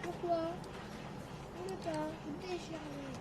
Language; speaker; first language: French; native; French